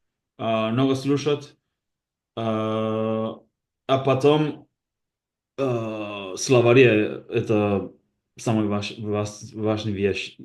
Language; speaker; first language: Russian; non-native, learner; Basque